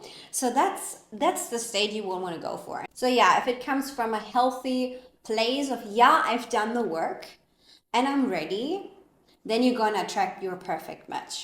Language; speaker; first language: English; non-native, fluent; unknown